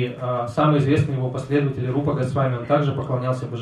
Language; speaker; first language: Russian; native; Russian